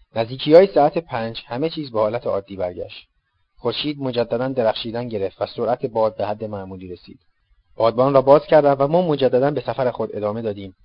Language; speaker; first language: Persian; native; Persian